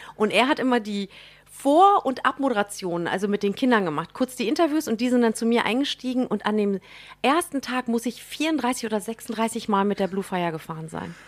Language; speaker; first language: German; native; German